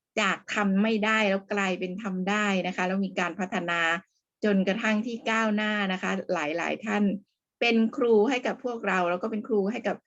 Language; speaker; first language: Thai; native; Thai